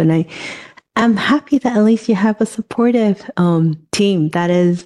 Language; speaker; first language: English; non-native, local second language; Cantonese